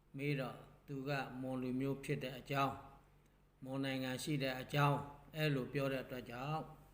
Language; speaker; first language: Burmese; non-native, local second language; Mon